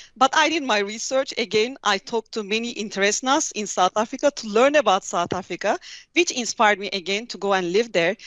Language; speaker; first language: English; non-native, fluent; Turkish